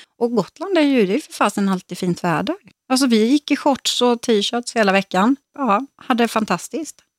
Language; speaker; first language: Swedish; native; Swedish